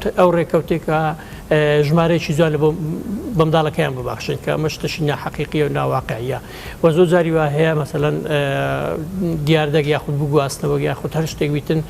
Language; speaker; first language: Central Kurdish; native; Central Kurdish